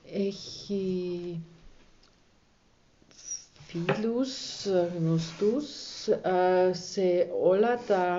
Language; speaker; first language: Greek; non-native, learner; German